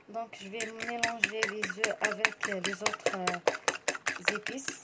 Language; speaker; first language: French; non-native, local second language; Arabic